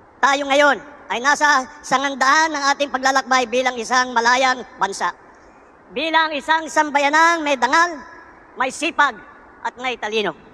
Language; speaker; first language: Filipino; native; Filipino